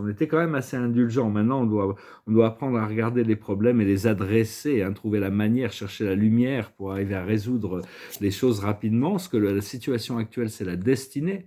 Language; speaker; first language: French; native; French